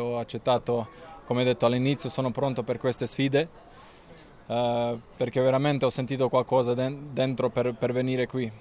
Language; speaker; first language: Italian; non-native, fluent; Croatian